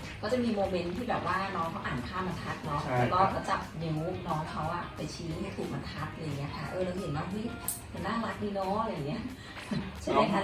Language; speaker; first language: Thai; native; Thai